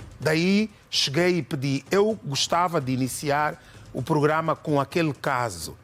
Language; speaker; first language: Portuguese; native; Portuguese